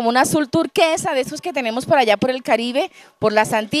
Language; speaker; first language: Spanish; native; Spanish